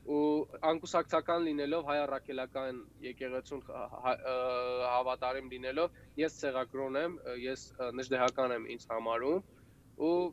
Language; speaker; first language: Armenian; native; Armenian